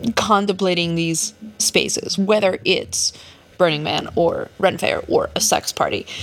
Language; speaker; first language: English; early bilingual, other home language; Russian